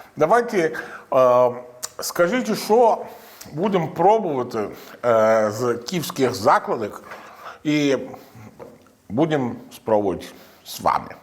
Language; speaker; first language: Ukrainian; non-native, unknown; Italian